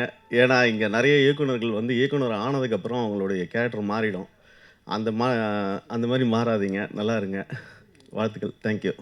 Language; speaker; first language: Tamil; native; Tamil